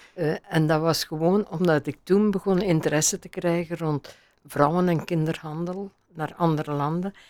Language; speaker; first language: Dutch; native; Dutch